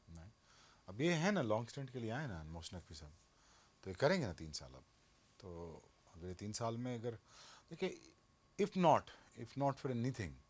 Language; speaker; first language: Urdu; non-native, local second language; Punjabi